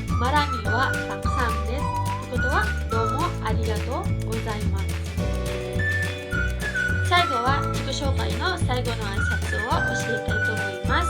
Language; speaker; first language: Japanese; non-native, fluent; Filipino